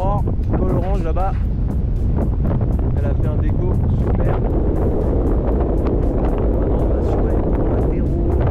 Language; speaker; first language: French; native; French